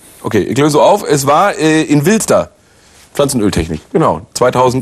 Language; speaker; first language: German; native; German